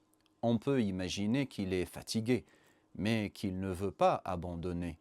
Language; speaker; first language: French; non-native, learner; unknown